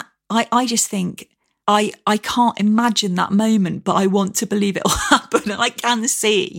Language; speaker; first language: English; native; English